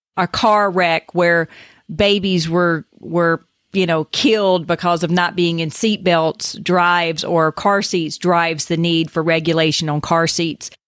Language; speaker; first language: English; native; English